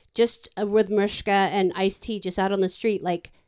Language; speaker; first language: English; native; English